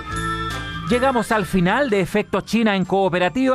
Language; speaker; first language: Spanish; native; Spanish